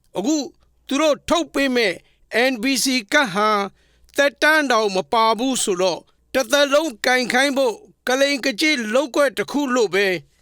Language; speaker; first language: Burmese; non-native, local second language; Rohingya